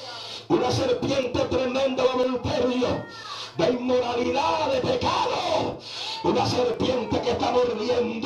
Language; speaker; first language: Spanish; native; Spanish